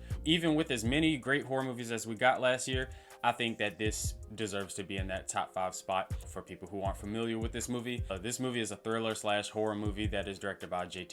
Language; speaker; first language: English; native; English